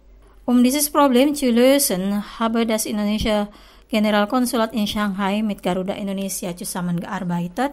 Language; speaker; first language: German; non-native, fluent; Indonesian